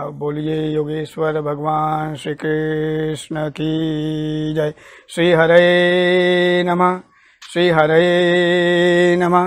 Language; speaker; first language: Hindi; native; Hindi